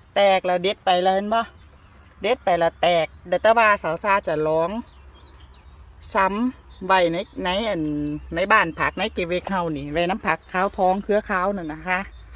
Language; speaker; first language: Thai; native; Thai